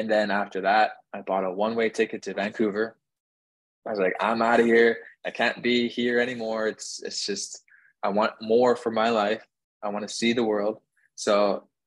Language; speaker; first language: English; native; English